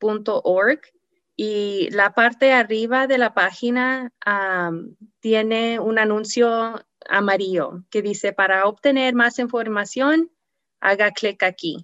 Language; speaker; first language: Spanish; non-native, learner; English